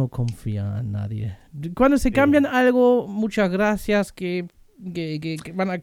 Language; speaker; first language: Spanish; non-native, fluent; German